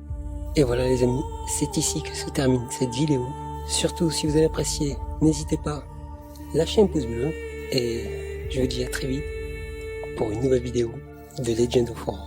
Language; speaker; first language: French; native; French